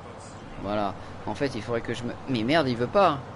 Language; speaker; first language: French; native; French